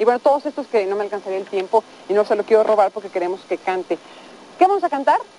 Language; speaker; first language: Spanish; native; Spanish